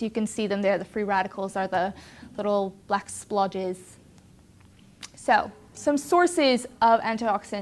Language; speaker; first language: English; native; English